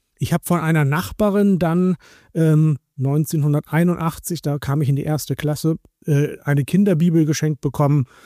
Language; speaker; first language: German; native; German